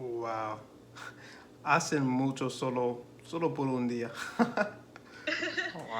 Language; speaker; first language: Spanish; non-native, learner; English